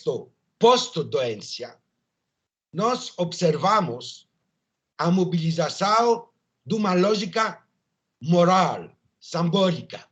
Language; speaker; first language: Portuguese; non-native, learner; French